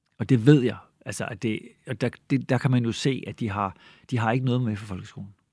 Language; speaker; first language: Danish; native; Danish